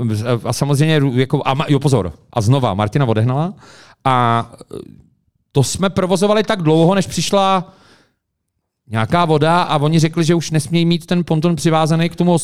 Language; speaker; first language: Czech; native; Czech